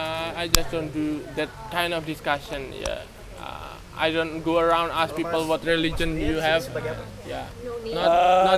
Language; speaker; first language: English; non-native, fluent; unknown